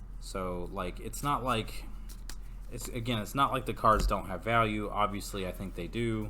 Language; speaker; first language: English; native; English